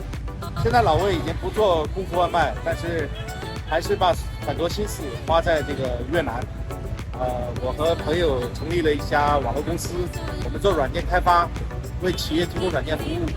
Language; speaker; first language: Chinese; native; Chinese